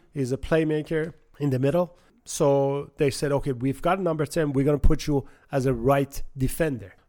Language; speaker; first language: English; non-native, fluent; Persian